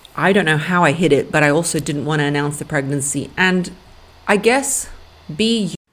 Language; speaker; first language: English; early bilingual, other home language; Russian